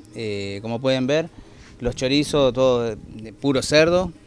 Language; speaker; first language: Spanish; native; Spanish